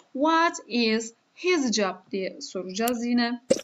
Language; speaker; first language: English; non-native, fluent; Turkish